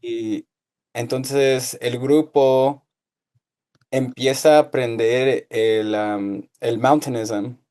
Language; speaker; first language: Spanish; early bilingual, heritage; Spanish